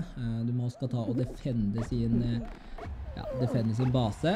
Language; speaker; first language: Norwegian; native; Norwegian